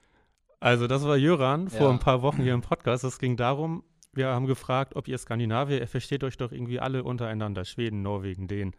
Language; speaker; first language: German; native; German